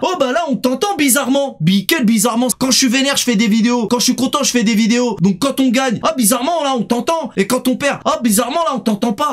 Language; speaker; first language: French; native; French